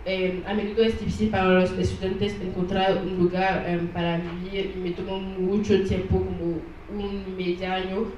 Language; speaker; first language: Spanish; non-native, learner; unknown